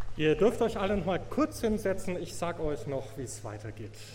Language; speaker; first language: German; native; German